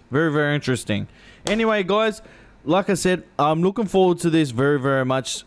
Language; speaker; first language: English; native; English